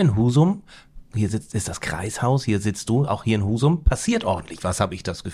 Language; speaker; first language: German; native; German